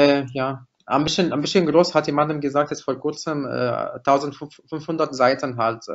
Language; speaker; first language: German; non-native, fluent; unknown